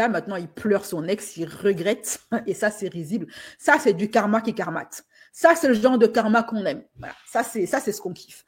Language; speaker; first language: French; native; French